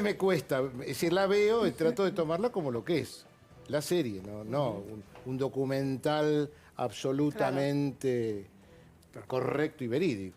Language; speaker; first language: Spanish; native; Spanish